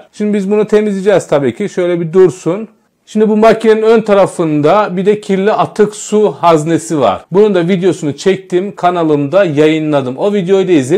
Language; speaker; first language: Turkish; native; Turkish